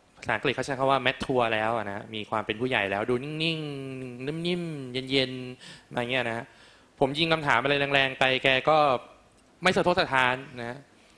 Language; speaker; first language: Thai; native; Thai